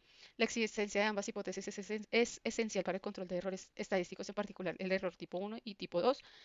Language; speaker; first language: Spanish; native; Spanish